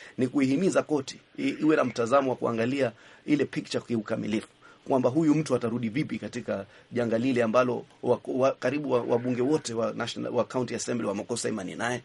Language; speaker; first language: Swahili; native; Swahili